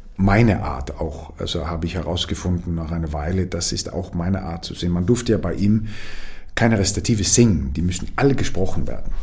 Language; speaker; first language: German; non-native, fluent; Danish